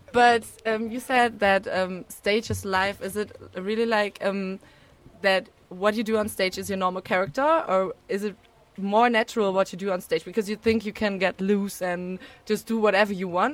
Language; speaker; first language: English; non-native, fluent; German